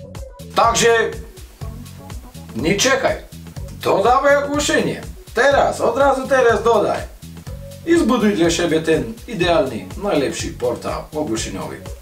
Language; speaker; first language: Polish; non-native, learner; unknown